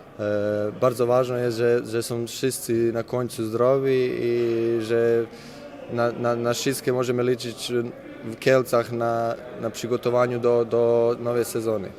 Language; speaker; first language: Polish; non-native, learner; Bosnian